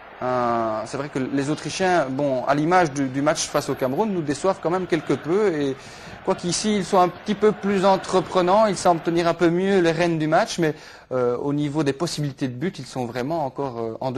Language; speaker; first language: French; native; French